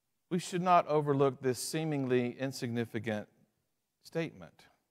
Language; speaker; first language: English; native; English